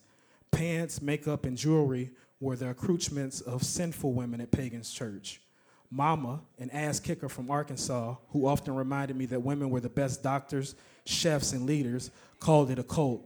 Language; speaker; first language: English; native; English